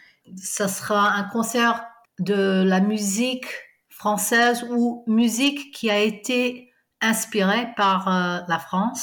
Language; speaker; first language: French; non-native, fluent; English